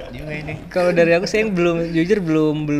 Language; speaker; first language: Indonesian; native; Indonesian